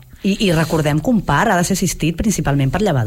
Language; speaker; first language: Catalan; native; Catalan